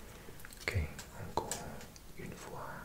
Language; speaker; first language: French; non-native, learner; Welsh